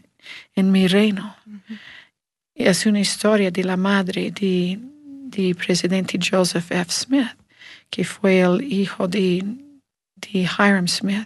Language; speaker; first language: Spanish; non-native, learner; English